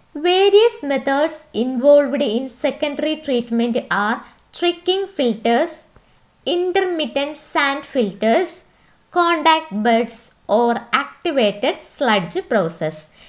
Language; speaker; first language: English; non-native, local second language; Malayalam